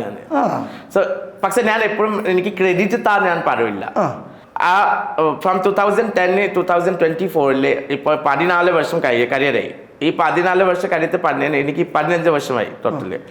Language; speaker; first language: Malayalam; non-native, learner; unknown